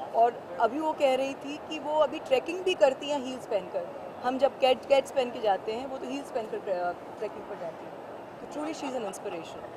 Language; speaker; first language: Hindi; native; Hindi